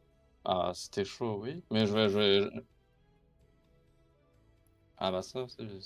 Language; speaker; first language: French; native; French